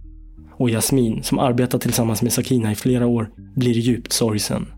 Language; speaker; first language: Swedish; native; Swedish